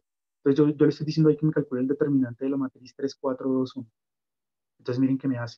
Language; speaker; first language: Spanish; native; Spanish